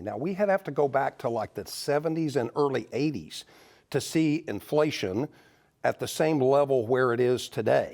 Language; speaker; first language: English; native; English